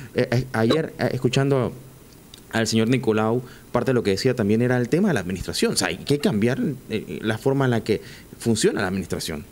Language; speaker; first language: Spanish; native; Spanish